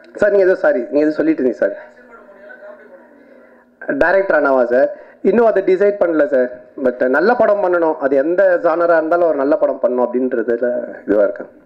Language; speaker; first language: Tamil; native; Tamil